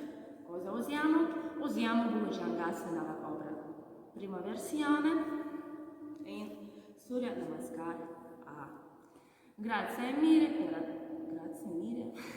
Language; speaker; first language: Italian; non-native, learner; Russian